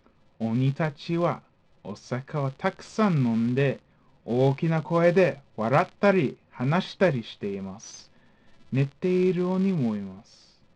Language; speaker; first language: Japanese; non-native, fluent; English